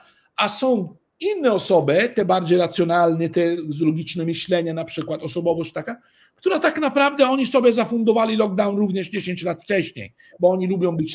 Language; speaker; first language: Polish; early bilingual, heritage; Italian